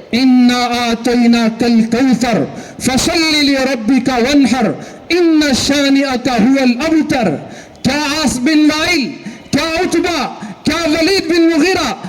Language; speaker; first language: Urdu; native; Urdu